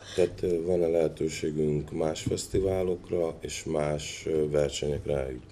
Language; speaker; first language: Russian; non-native, fluent; Hungarian